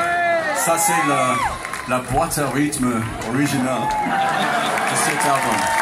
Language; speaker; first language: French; non-native, learner; English